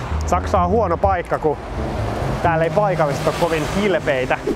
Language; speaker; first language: Finnish; native; Finnish